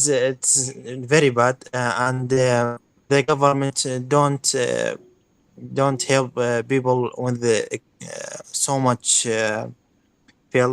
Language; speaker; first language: English; non-native, learner; Arabic